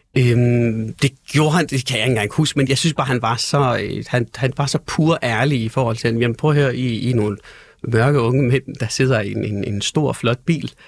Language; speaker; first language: Danish; early bilingual, other home language; Persian